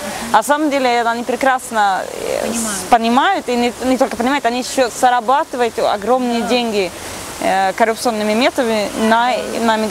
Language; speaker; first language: Russian; non-native, fluent; Swedish